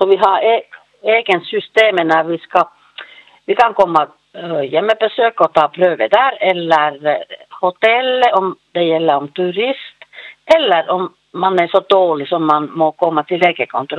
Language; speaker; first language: Swedish; non-native, learner; Finnish